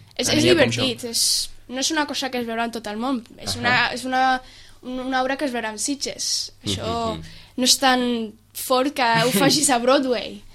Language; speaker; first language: Catalan; early bilingual, other home language; English